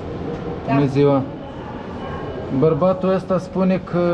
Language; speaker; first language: Romanian; native; Romanian